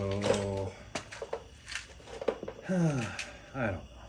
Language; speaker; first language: English; native; English